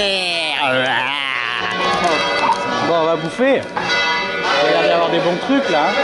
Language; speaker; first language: French; native; French